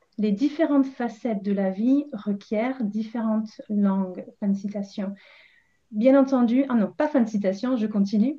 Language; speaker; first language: French; non-native, fluent; English